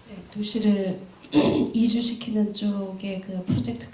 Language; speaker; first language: Korean; native; Korean